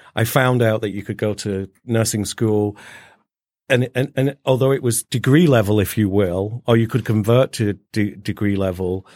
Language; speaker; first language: English; native; English